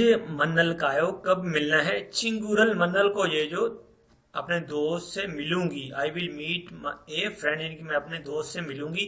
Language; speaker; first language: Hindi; non-native, local second language; Punjabi